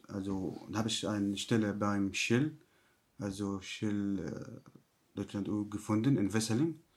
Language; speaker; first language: German; non-native, learner; Arabic